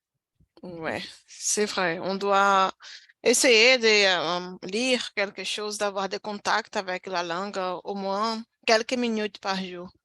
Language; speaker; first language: French; non-native, fluent; Portuguese